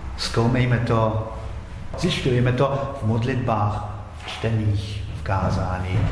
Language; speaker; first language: Czech; non-native, fluent; German